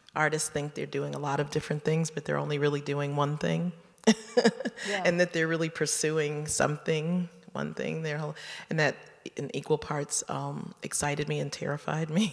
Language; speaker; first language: English; native; English